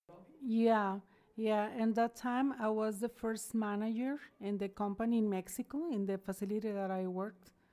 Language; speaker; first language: English; non-native, learner; Spanish